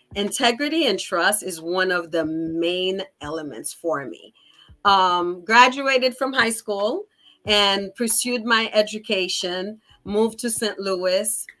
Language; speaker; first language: English; early bilingual, other home language; Haitian Creole